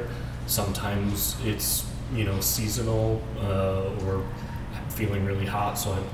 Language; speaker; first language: English; native; English